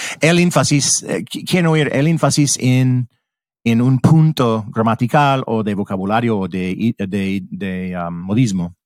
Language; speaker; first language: Spanish; non-native, fluent; English